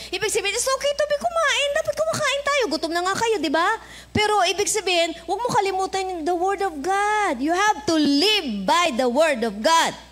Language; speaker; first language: Filipino; native; Filipino